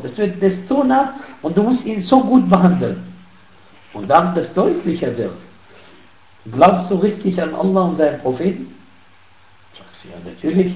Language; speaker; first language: German; non-native, fluent; Arabic